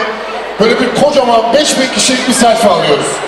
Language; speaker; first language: Turkish; native; Turkish